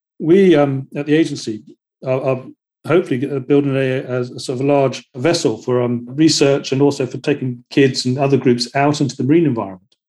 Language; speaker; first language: English; native; English